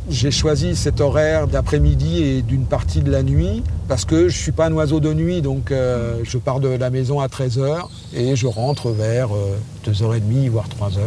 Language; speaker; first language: French; native; French